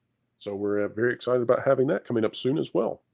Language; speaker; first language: English; native; English